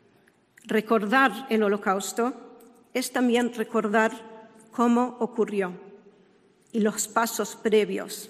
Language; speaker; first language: Spanish; non-native, fluent; Hebrew